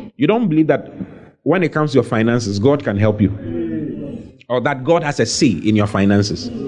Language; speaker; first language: English; non-native, local second language; Akan